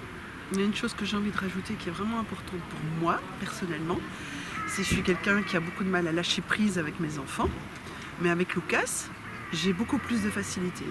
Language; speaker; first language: French; native; French